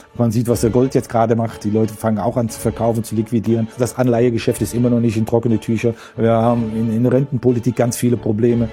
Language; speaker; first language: German; non-native, fluent; Dutch